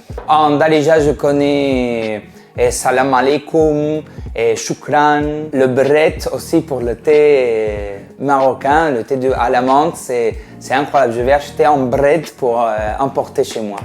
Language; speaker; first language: French; non-native, fluent; Spanish